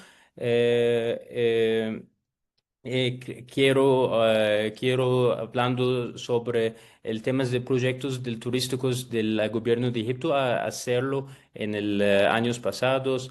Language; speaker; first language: Spanish; non-native, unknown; Arabic